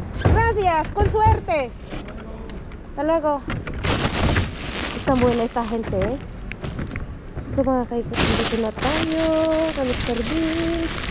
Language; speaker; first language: Spanish; non-native, learner; Filipino